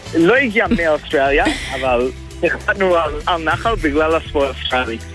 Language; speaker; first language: Hebrew; non-native, fluent; English